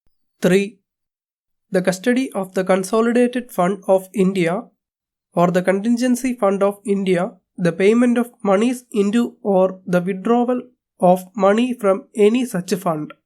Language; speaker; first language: English; non-native, local second language; Malayalam